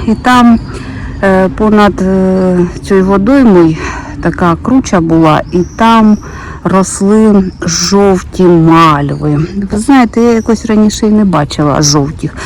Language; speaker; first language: Ukrainian; non-native, local second language; Russian